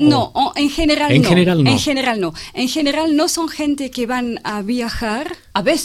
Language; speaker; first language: Spanish; non-native, fluent; French